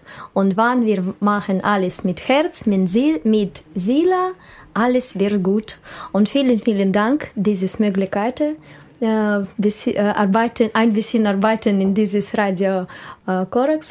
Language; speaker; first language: German; non-native, learner; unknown